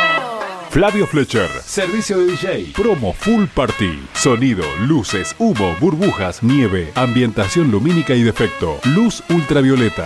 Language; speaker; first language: Spanish; native; Spanish